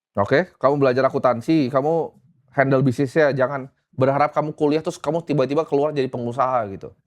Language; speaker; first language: Indonesian; native; Indonesian